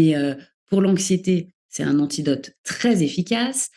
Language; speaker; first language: French; native; French